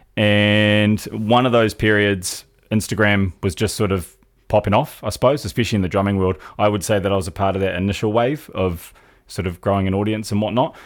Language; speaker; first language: English; native; English